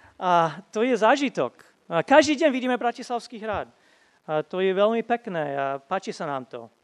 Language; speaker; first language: Slovak; non-native, fluent; English